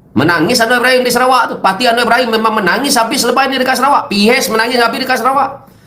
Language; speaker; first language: Malay; native; Malay